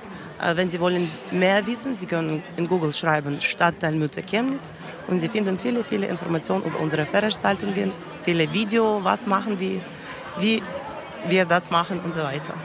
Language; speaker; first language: German; non-native, learner; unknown